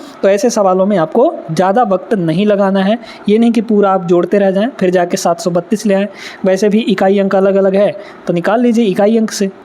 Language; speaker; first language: Hindi; native; Hindi